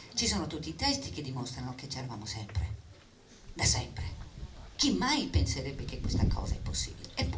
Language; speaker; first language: Italian; non-native, fluent; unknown